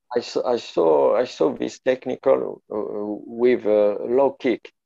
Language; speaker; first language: English; non-native, learner; French